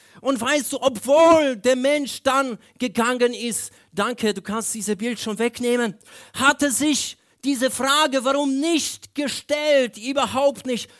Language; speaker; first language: German; non-native, fluent; Polish